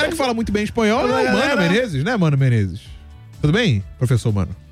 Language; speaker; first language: Portuguese; native; Portuguese